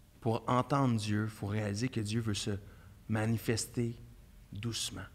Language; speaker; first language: French; native; French